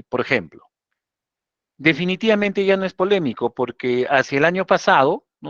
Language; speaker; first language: Spanish; native; Spanish